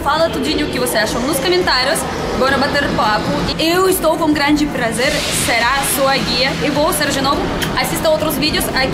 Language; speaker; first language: Portuguese; non-native, learner; Russian